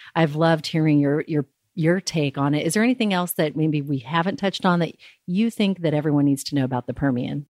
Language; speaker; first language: English; native; English